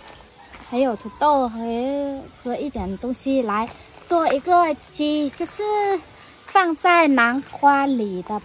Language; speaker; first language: Chinese; non-native, learner; Vietnamese